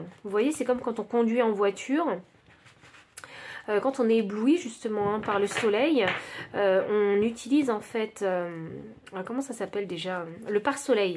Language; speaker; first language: French; native; French